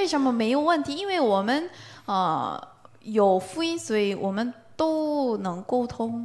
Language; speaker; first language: Chinese; non-native, learner; Korean